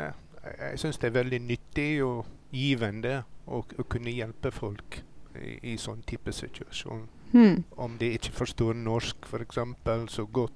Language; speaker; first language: Norwegian; non-native, fluent; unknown